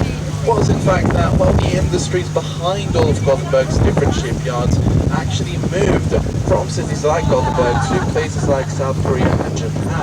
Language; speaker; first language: English; non-native, fluent; Swedish